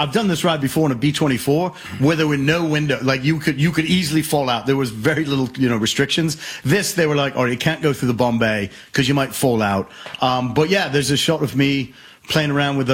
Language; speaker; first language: English; native; English